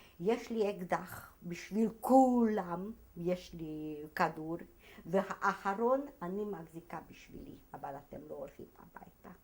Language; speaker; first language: Hebrew; non-native, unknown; Hungarian